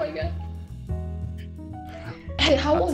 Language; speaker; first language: English; non-native, learner; Polish